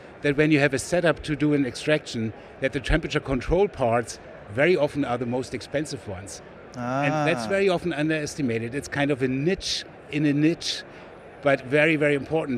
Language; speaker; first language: English; non-native, fluent; German